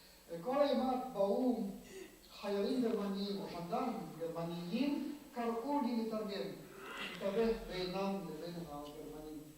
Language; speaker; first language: Hebrew; non-native, fluent; Polish